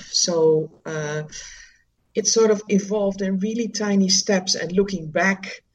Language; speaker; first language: English; non-native, fluent; Dutch